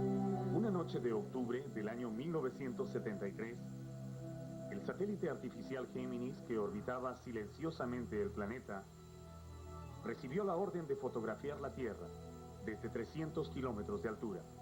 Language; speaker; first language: Spanish; native; Spanish